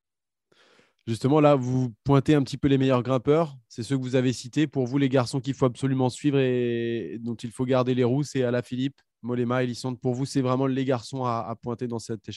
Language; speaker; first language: French; native; French